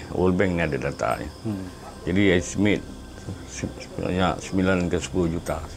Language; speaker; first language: Malay; native; Malay